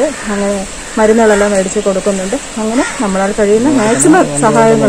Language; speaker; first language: Malayalam; native; Malayalam